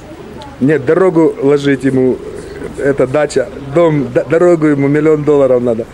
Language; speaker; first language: Russian; native; Russian